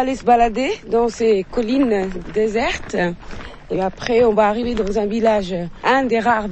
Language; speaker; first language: French; non-native, local second language; Arabic